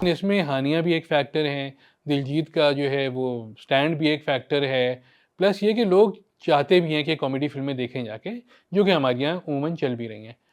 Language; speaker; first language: Urdu; native; Urdu